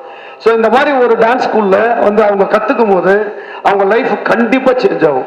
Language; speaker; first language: Tamil; native; Tamil